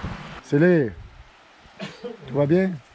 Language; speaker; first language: French; native; French